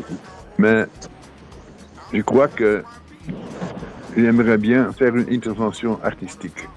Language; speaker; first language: French; non-native, fluent; Dutch